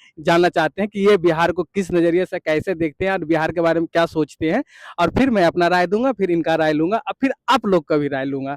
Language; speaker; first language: Hindi; native; Hindi